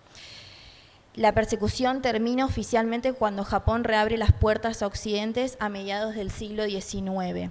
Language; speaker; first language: Spanish; native; Spanish